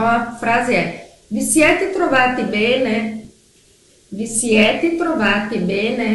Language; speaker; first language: Italian; non-native, fluent; Portuguese